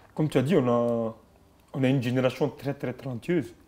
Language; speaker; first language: French; non-native, local second language; Bambara